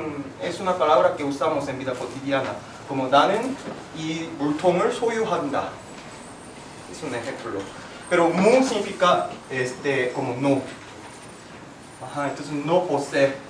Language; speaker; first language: Spanish; non-native, fluent; Korean